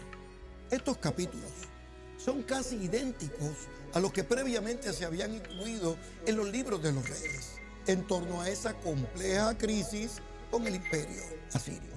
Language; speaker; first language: Spanish; native; Spanish